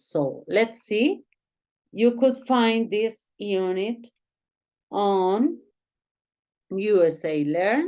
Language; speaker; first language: English; non-native, learner; Spanish